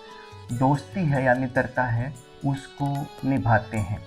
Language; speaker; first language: Hindi; native; Hindi